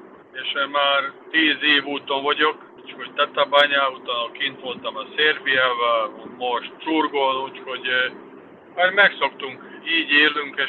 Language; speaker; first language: Hungarian; non-native, fluent; Serbian